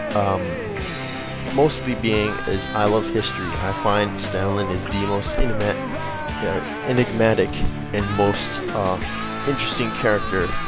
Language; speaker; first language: English; native; English